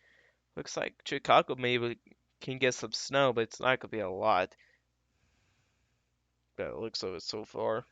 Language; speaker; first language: English; native; English